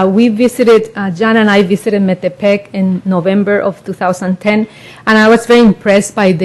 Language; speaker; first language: English; non-native, fluent; Spanish